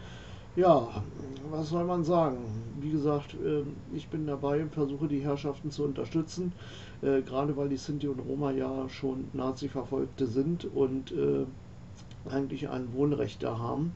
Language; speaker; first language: German; native; German